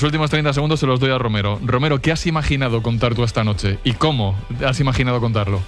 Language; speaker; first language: Spanish; native; Spanish